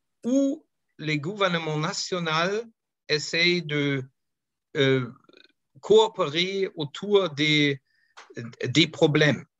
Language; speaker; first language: French; non-native, fluent; German